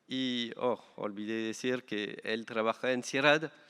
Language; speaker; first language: Spanish; non-native, fluent; French